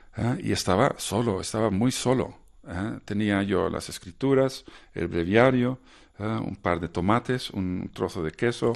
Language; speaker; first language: Spanish; non-native, fluent; Dutch